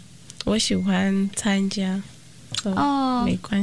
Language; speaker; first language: Chinese; non-native, learner; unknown